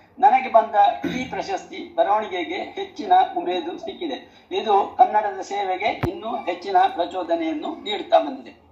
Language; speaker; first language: Kannada; non-native, local second language; Marathi